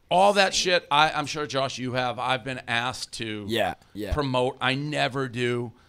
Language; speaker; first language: English; native; English